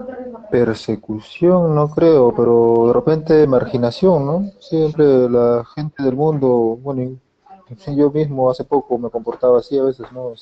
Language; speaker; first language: Spanish; native; Spanish